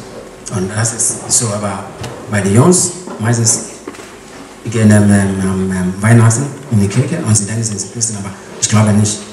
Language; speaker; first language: German; non-native, learner; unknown